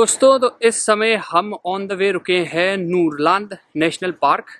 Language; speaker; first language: Hindi; native; Hindi